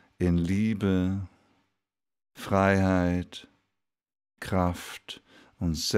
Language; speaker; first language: German; non-native, fluent; Dutch